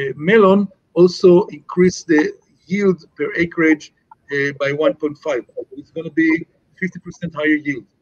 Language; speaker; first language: English; non-native, fluent; Hebrew